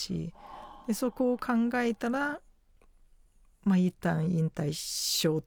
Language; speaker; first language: Japanese; non-native, fluent; Chinese